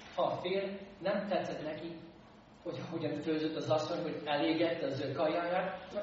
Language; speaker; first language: Hungarian; non-native, fluent; English